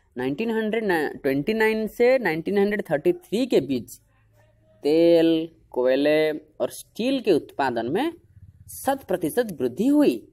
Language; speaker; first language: Hindi; non-native, local second language; Odia